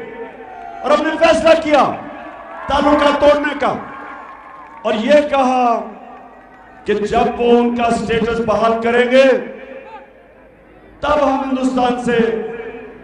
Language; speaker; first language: Urdu; native; Urdu